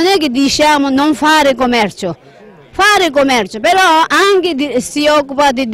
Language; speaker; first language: Italian; non-native, learner; Tibetan